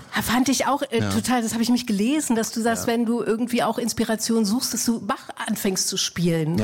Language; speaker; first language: German; native; German